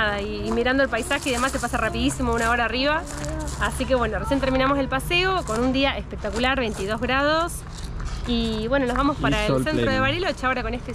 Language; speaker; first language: Spanish; native; Spanish